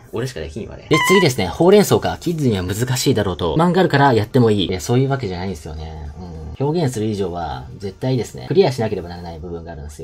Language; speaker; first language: Japanese; native; Japanese